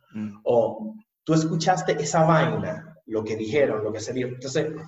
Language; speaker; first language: Spanish; native; Spanish